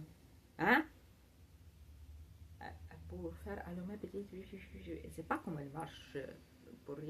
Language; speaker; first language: French; non-native, learner; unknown